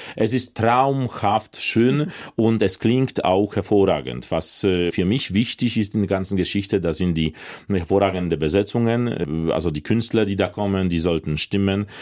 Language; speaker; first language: German; non-native, fluent; Polish